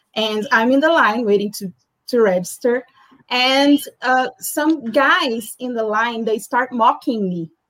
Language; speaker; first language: English; non-native, fluent; Portuguese